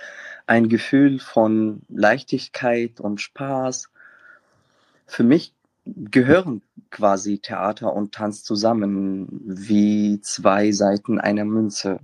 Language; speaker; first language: German; non-native, fluent; Arabic